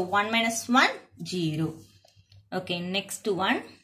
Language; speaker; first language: English; non-native, local second language; Tamil